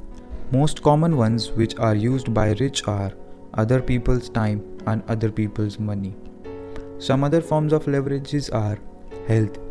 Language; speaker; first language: English; non-native, local second language; Hindi